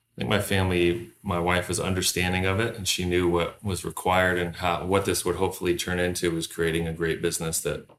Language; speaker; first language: English; native; English